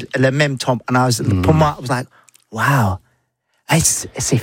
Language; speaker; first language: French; non-native, learner; English